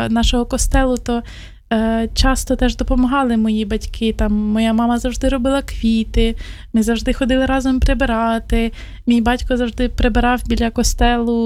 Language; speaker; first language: Ukrainian; native; Ukrainian